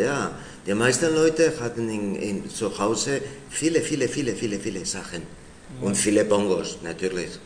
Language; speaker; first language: German; non-native, learner; Spanish